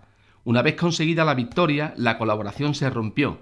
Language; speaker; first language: Spanish; native; Spanish